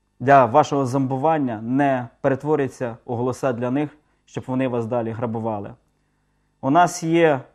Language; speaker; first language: Ukrainian; native; Ukrainian